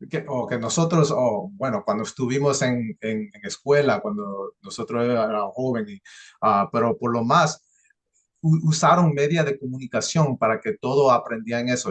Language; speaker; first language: Spanish; early bilingual, heritage; English